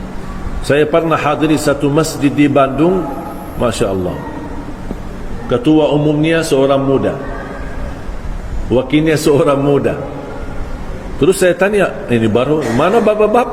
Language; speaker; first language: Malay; non-native, fluent; Arabic